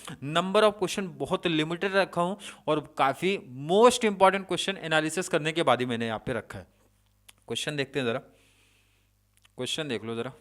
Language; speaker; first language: Hindi; native; Hindi